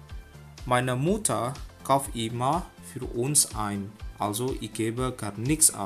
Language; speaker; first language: German; non-native, learner; Indonesian